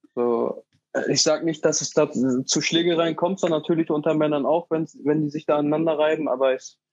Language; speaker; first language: German; native; German